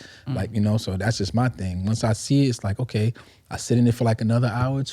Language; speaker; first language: English; native; English